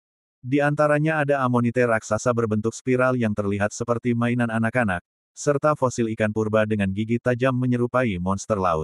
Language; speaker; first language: Indonesian; native; Indonesian